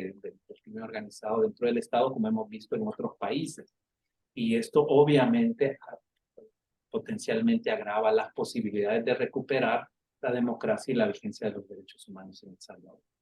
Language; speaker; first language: Spanish; native; Spanish